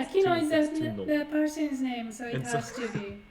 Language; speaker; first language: English; non-native, fluent; Japanese